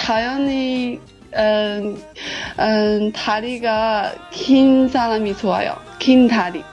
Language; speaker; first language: Korean; non-native, learner; Chinese